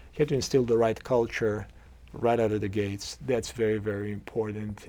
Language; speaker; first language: English; non-native, fluent; Croatian